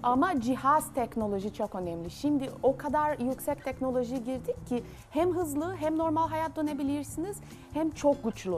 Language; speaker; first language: Turkish; non-native, learner; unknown